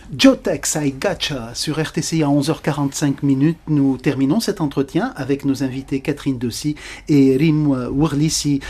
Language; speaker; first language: French; non-native, local second language; Arabic